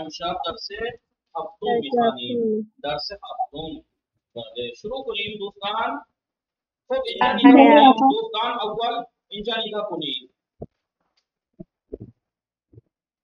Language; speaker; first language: Persian; non-native, fluent; Urdu